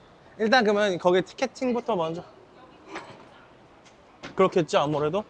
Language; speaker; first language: Korean; native; Korean